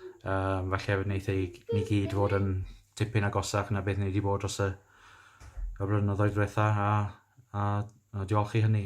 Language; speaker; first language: Welsh; native; Welsh